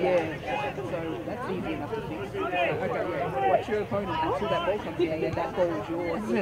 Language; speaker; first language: English; native; English